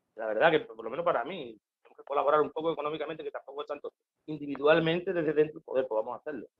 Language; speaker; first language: Spanish; native; Spanish